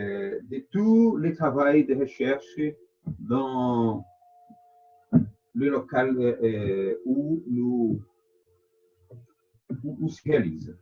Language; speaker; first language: French; non-native, fluent; Portuguese